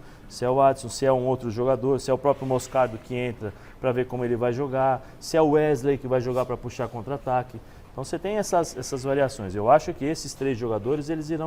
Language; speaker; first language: Portuguese; native; Portuguese